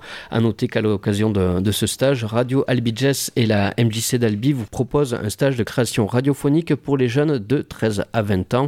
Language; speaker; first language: French; native; French